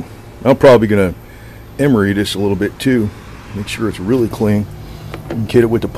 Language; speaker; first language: English; native; English